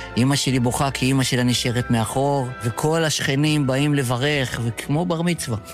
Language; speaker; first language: Hebrew; early bilingual, other home language; Yiddish